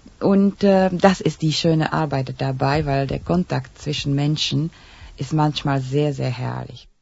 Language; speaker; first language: German; non-native, learner; Czech